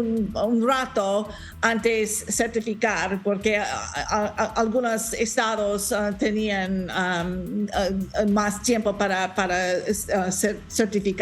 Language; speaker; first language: Spanish; non-native, learner; English